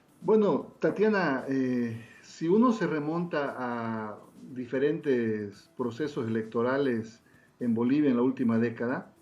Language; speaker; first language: Spanish; native; Spanish